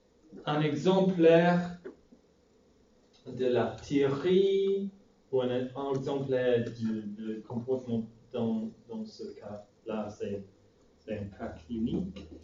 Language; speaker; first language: French; non-native, fluent; English